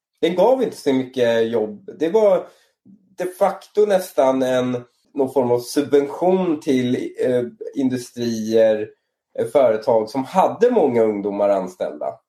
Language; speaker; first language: Swedish; early bilingual, other home language; Persian